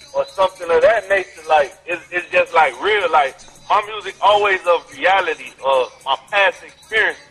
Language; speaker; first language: English; native; English